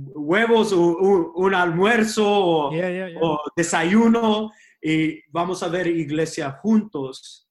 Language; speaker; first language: Spanish; early bilingual, heritage; Spanish